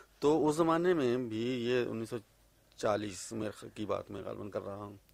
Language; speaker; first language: Urdu; native; Urdu